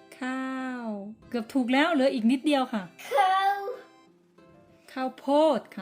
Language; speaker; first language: Thai; native; Thai